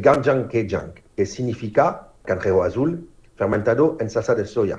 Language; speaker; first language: Spanish; non-native, fluent; French